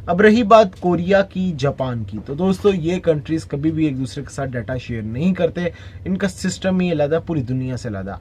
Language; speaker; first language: Urdu; native; Urdu